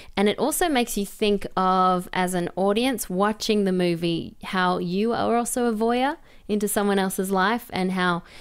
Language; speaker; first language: English; native; English